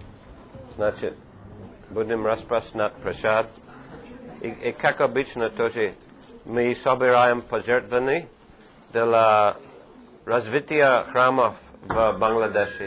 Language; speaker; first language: Russian; non-native, fluent; English